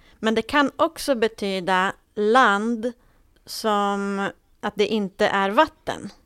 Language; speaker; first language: Swedish; native; Swedish